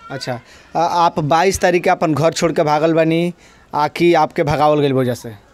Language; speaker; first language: Hindi; native; Hindi